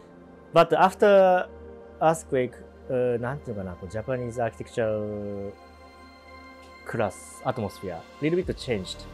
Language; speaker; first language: English; non-native, learner; Japanese